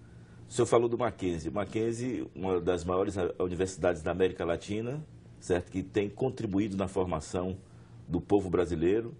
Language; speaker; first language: Portuguese; native; Portuguese